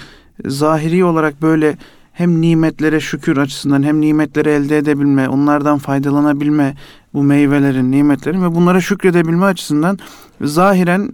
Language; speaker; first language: Turkish; native; Turkish